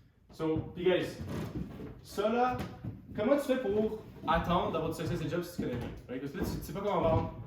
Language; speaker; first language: French; native; French